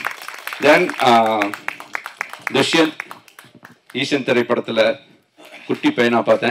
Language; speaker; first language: Tamil; native; Tamil